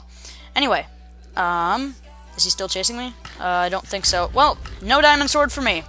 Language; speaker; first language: English; native; English